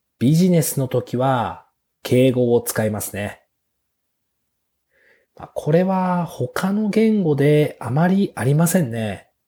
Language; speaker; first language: Japanese; native; Japanese